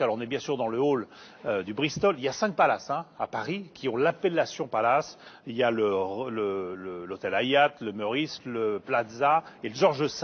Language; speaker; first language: French; native; French